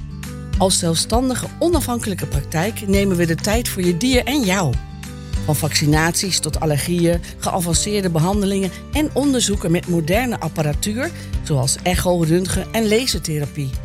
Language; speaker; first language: Dutch; native; Dutch